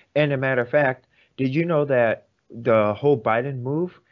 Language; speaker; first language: English; early bilingual, other home language; Russian